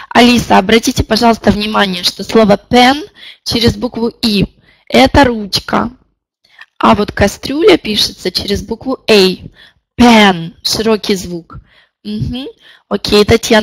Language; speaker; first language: Russian; native; Russian